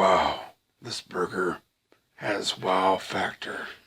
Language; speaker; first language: English; native; English